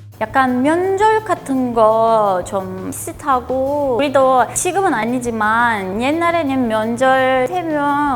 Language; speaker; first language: Korean; non-native, fluent; Turkish